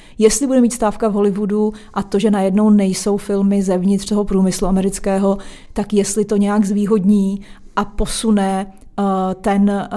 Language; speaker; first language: Czech; native; Czech